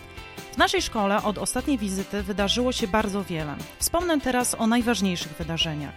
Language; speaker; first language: Polish; native; Polish